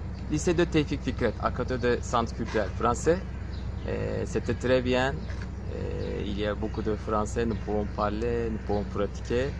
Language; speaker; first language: French; non-native, fluent; Turkish